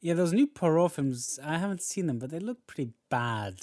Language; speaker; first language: English; non-native, fluent; Norwegian